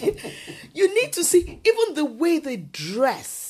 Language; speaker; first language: English; non-native, local second language; Yoruba